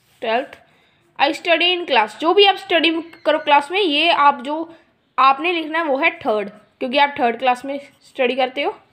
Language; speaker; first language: Hindi; non-native, local second language; Punjabi